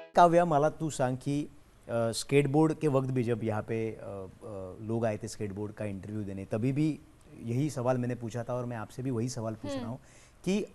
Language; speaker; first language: Hindi; non-native, local second language; Marathi